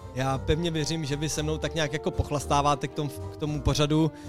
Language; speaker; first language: Czech; native; Czech